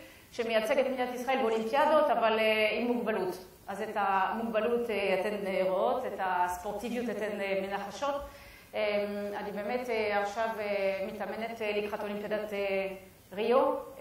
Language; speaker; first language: Hebrew; non-native, fluent; French